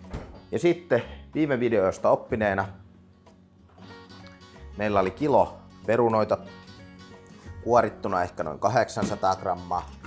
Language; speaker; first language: Finnish; native; Finnish